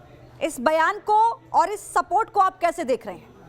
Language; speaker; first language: Hindi; native; Hindi